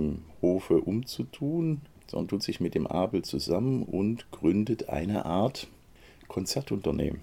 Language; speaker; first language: German; native; German